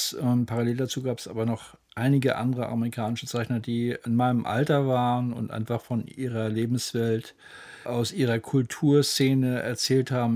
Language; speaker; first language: German; native; German